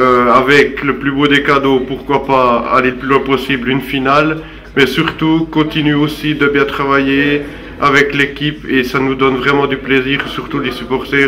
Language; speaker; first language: French; native; French